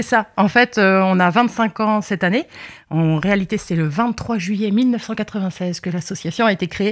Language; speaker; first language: French; native; French